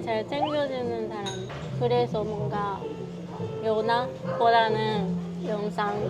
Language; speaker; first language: Korean; non-native, fluent; Japanese